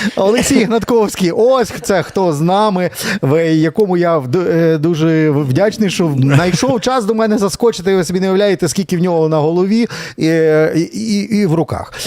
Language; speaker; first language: Ukrainian; native; Ukrainian